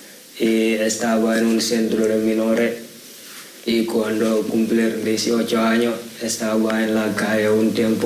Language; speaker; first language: Spanish; non-native, learner; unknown